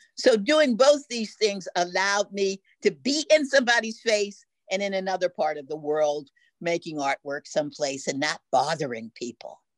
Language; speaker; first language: English; native; English